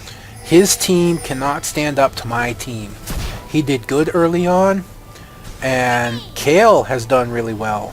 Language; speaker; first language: English; native; English